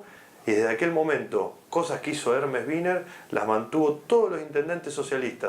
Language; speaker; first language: Spanish; native; Spanish